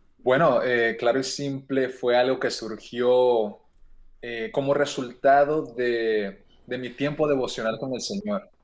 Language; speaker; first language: Spanish; native; Spanish